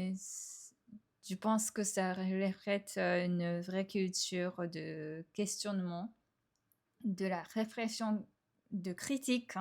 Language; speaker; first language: French; non-native, fluent; Japanese